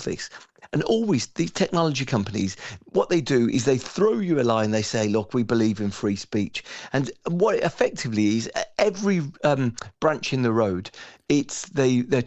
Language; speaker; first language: English; native; English